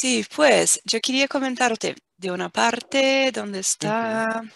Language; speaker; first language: Spanish; non-native, fluent; Portuguese